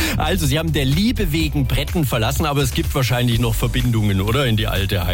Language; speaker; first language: German; native; German